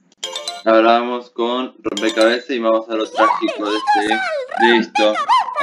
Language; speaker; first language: Spanish; native; Spanish